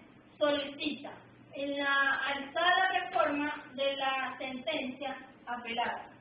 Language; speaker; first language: Spanish; native; Spanish